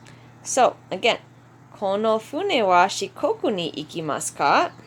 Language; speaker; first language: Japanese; non-native, fluent; English